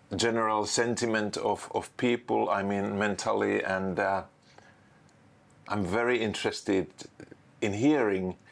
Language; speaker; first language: English; non-native, fluent; Finnish